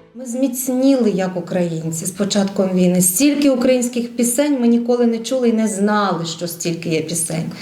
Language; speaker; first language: Ukrainian; non-native, local second language; Bulgarian